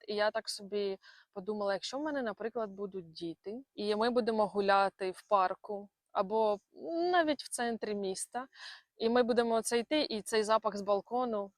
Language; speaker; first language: Ukrainian; non-native, local second language; Russian